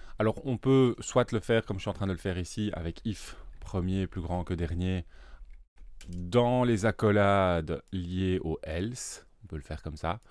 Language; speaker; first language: French; native; French